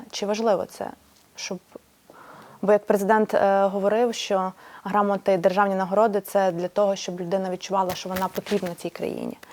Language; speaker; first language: Ukrainian; native; Ukrainian